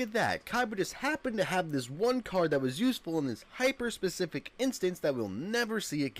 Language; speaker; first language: English; native; English